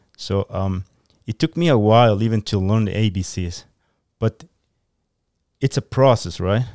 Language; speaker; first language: English; non-native, fluent; Spanish